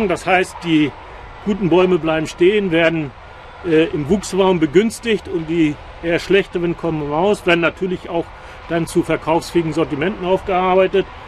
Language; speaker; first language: German; native; German